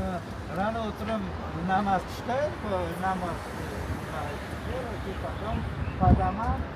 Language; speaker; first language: Russian; non-native, learner; Uzbek